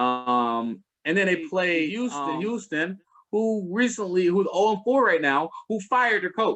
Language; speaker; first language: English; native; English